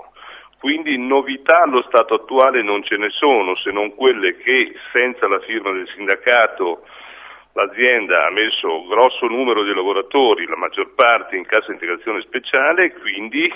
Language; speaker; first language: Italian; native; Italian